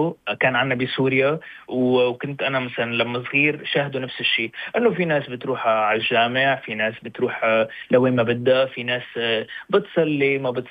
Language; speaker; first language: Arabic; native; Arabic